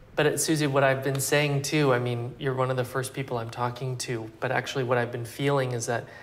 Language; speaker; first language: English; native; English